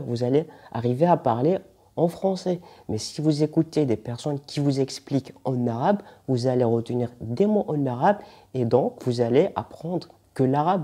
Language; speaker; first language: French; non-native, local second language; Arabic